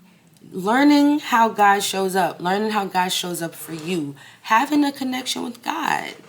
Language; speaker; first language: English; native; English